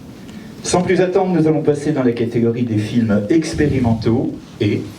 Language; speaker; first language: French; native; French